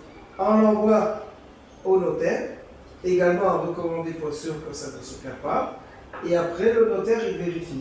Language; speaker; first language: French; native; French